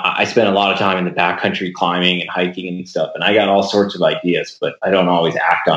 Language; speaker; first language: English; native; English